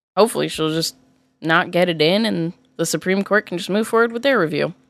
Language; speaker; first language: English; native; English